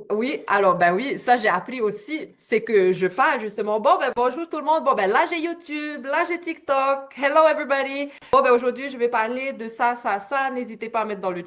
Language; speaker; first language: French; native; French